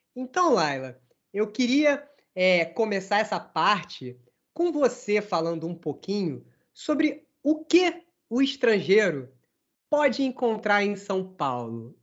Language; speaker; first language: Portuguese; native; Portuguese